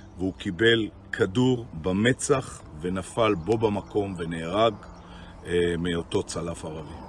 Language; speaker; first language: Hebrew; native; Hebrew